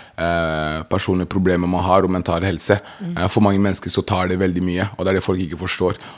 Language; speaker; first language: Norwegian; native; Norwegian